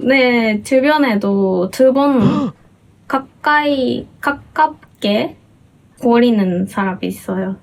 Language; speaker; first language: Korean; non-native, fluent; Japanese